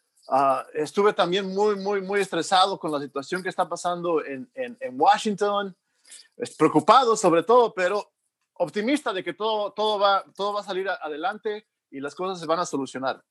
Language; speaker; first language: Spanish; early bilingual, heritage; Spanish